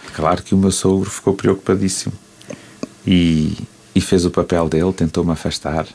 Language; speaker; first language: Portuguese; native; Portuguese